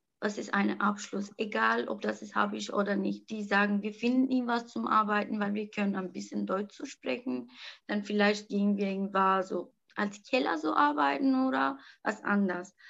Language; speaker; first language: German; non-native, learner; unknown